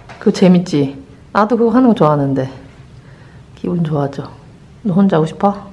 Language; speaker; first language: Korean; native; Korean